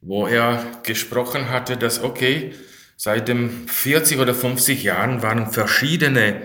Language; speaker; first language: German; non-native, fluent; Slovak